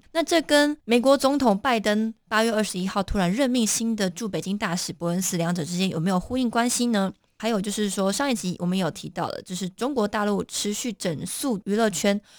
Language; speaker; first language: Chinese; native; Chinese